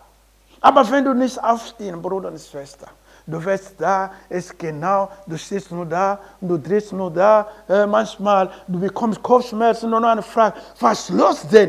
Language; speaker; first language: German; non-native, learner; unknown